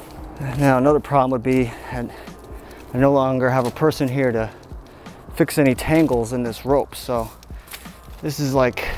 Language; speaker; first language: English; native; English